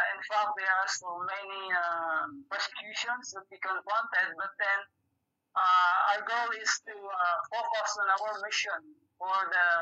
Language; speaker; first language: English; non-native, local second language; Hiligaynon